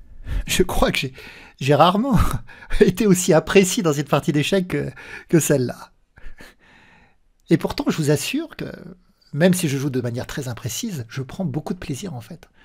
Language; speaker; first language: French; native; French